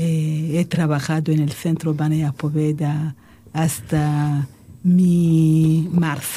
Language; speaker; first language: Spanish; non-native, fluent; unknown